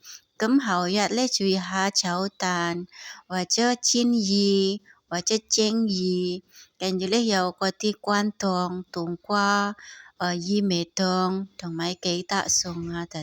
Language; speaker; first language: Cantonese; non-native, learner; Indonesian